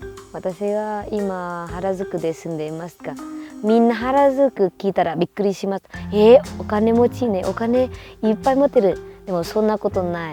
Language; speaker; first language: Japanese; non-native, learner; Vietnamese